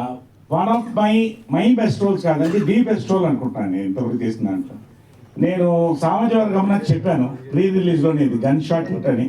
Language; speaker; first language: Telugu; native; Telugu